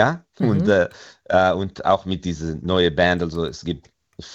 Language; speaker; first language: German; non-native, fluent; Hebrew